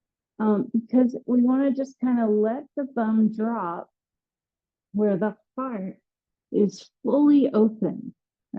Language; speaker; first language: English; native; English